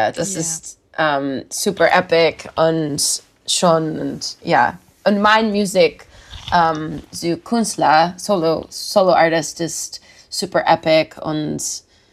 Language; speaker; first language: German; non-native, learner; English